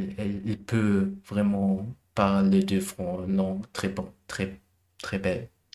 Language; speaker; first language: French; non-native, learner; German